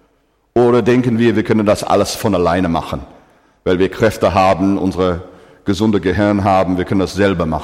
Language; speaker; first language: German; non-native, fluent; English